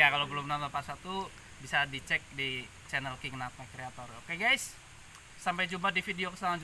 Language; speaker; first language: Indonesian; non-native, local second language; Javanese